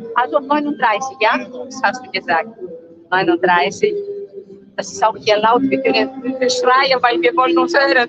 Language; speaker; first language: German; non-native, fluent; Greek